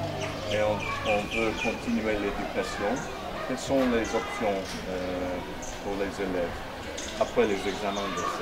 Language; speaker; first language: French; non-native, fluent; English